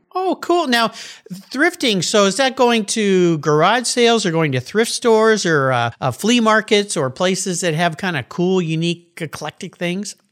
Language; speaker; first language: English; native; English